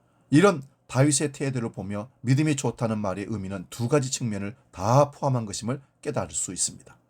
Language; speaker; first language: Korean; native; Korean